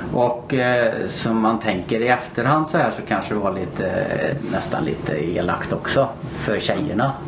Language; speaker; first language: Swedish; native; Swedish